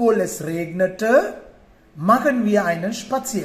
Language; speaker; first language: German; non-native, fluent; Sinhala